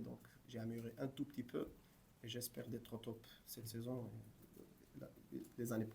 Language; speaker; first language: French; non-native, fluent; Portuguese